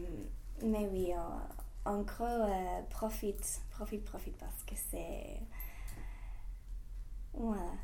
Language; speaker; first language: French; non-native, fluent; English